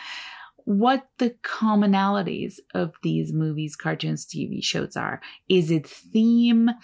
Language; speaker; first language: English; non-native, fluent; Turkish